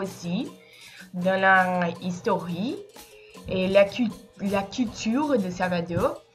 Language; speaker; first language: French; non-native, learner; Portuguese